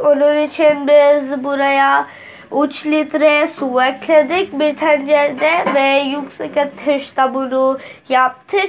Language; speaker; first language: Turkish; non-native, learner; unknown